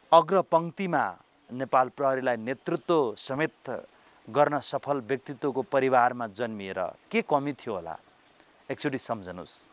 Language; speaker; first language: Nepali; native; Nepali